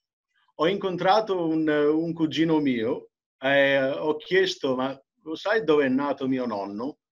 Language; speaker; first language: Italian; early bilingual, heritage; English